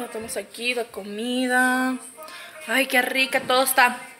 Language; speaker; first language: Spanish; early bilingual, other home language; English